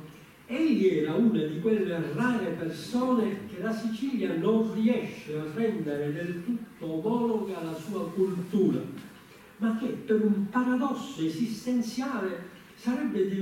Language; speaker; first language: Italian; native; Italian